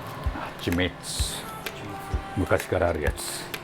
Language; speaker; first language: Japanese; native; Japanese